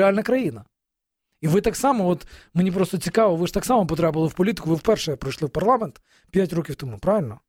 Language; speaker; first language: Ukrainian; native; Ukrainian